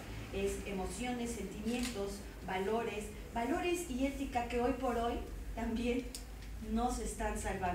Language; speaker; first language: Spanish; native; Spanish